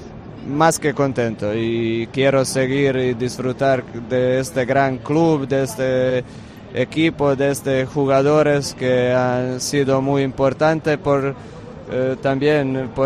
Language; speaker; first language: Spanish; non-native, fluent; Croatian